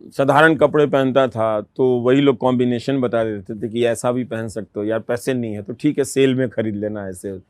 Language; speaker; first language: Hindi; non-native, local second language; Bhojpuri